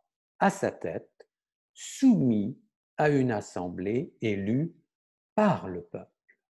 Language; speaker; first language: French; native; French